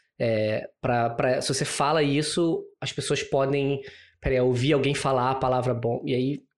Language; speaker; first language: Portuguese; native; Portuguese